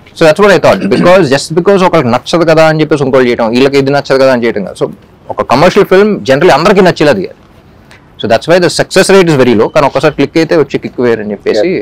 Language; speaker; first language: Telugu; native; Telugu